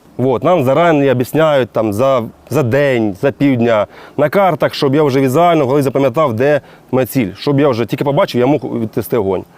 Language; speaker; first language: Ukrainian; non-native, local second language; Russian